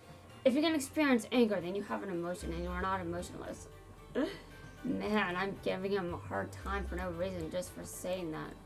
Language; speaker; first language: English; native; English